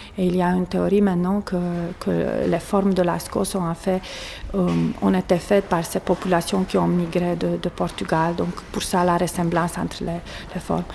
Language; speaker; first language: French; non-native, fluent; Portuguese